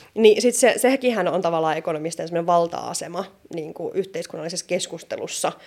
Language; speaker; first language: Finnish; native; Finnish